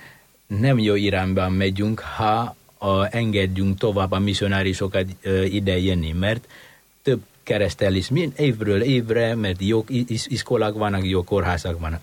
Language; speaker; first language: Hungarian; non-native, fluent; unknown